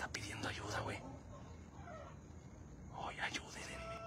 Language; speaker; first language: Spanish; native; Spanish